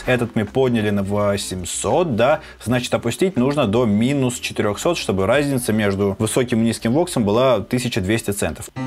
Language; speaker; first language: Russian; native; Russian